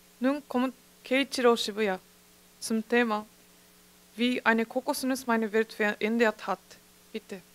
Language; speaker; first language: German; non-native, fluent; Japanese